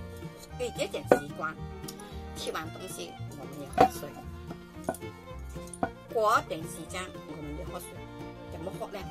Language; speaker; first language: Chinese; non-native, local second language; Cantonese